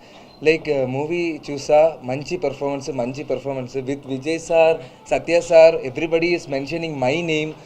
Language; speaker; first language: Telugu; non-native, learner; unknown